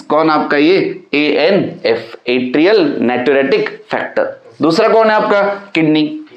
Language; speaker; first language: Hindi; non-native, local second language; Marathi